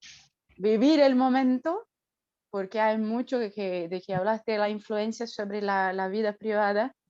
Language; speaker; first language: Spanish; non-native, fluent; Portuguese